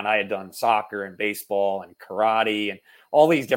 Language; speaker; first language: English; native; English